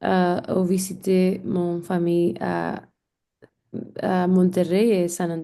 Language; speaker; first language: French; non-native, learner; English